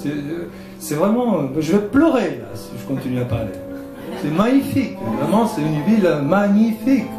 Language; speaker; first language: French; non-native, fluent; Portuguese